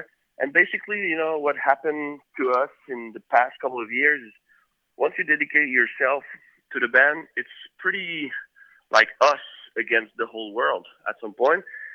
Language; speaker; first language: English; native; English